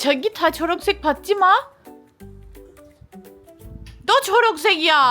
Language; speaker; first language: Korean; non-native, fluent; Turkish